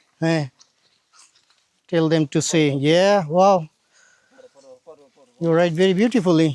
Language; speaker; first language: English; non-native, learner; Bangla